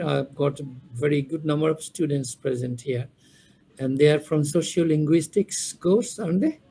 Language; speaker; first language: English; non-native, local second language; Bangla